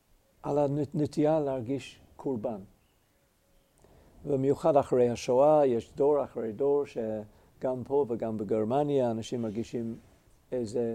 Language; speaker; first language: Hebrew; non-native, fluent; English